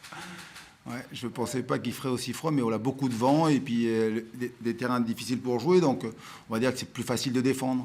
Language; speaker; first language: French; native; French